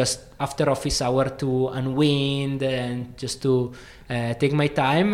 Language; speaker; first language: English; non-native, fluent; Italian